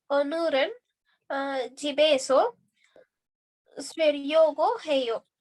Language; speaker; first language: Korean; non-native, learner; Hindi